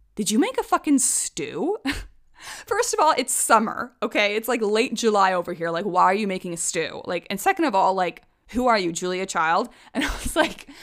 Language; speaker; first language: English; early bilingual, other home language; Czech